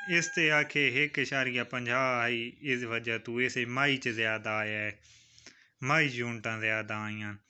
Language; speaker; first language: Punjabi; non-native, local second language; Saraiki